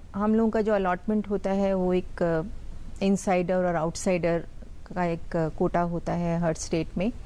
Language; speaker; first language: Hindi; native; Hindi